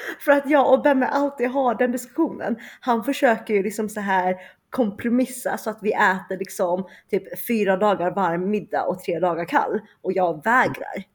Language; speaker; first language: Swedish; early bilingual, other home language; Chinese